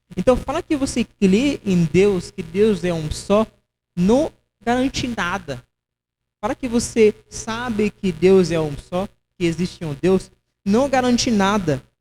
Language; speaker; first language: Portuguese; non-native, fluent; Haitian Creole